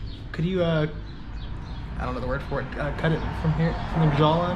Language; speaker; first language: English; native; English